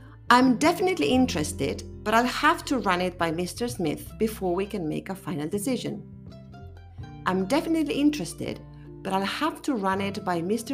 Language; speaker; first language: English; non-native, fluent; Spanish